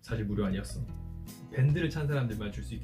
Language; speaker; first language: Korean; native; Korean